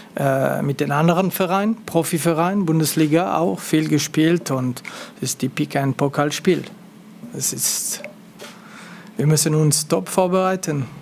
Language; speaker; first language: German; non-native, local second language; French